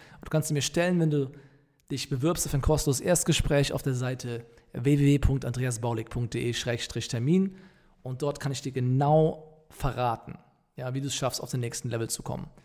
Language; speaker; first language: German; native; German